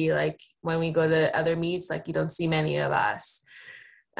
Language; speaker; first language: English; native; English